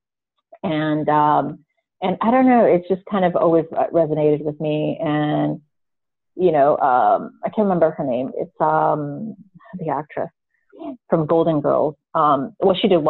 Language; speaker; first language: English; native; English